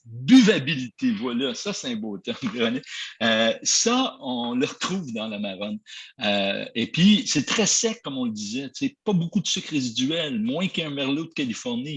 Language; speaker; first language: French; native; French